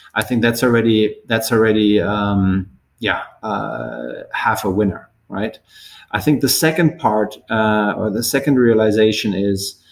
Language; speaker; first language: English; non-native, fluent; German